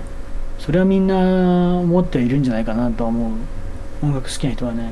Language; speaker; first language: Japanese; native; Japanese